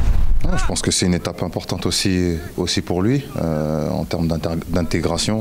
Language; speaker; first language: French; native; French